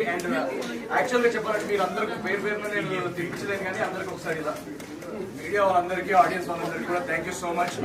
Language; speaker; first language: Telugu; native; Telugu